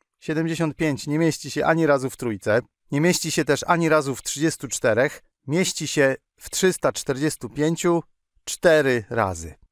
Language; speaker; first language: Polish; native; Polish